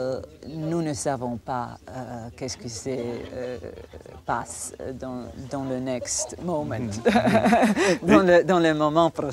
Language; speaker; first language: French; non-native, fluent; Croatian